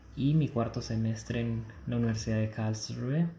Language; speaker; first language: Spanish; native; Spanish